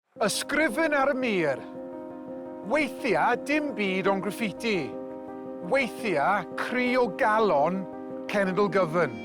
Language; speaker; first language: Welsh; non-native, local second language; English